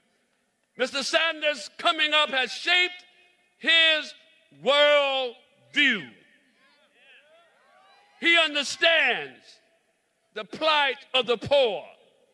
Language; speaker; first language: English; native; English